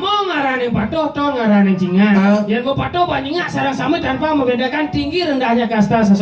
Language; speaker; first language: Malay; non-native, local second language; Balinese